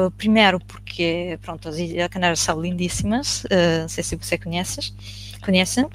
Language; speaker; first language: Portuguese; non-native, fluent; Italian